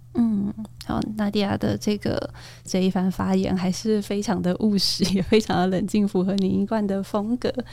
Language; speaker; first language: Chinese; native; Chinese